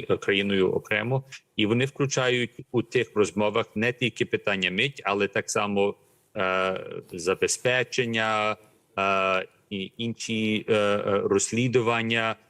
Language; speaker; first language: Ukrainian; early bilingual, heritage; Ukrainian